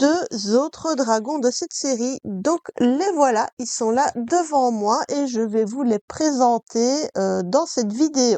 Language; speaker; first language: French; native; French